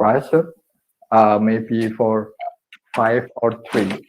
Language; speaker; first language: English; non-native, learner; Indonesian